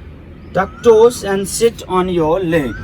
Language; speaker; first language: English; non-native, local second language; Hindi